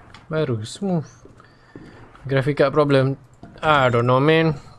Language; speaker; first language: English; non-native, local second language; Malay